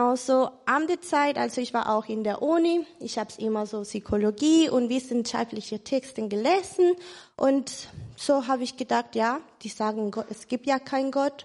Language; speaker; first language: German; non-native, fluent; Spanish